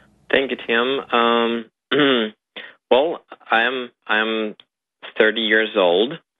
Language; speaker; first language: English; non-native, fluent; Ukrainian